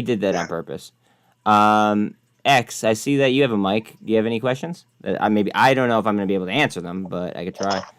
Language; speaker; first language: English; native; English